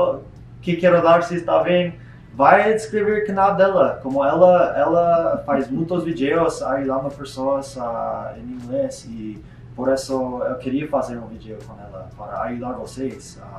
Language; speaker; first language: Portuguese; non-native, learner; English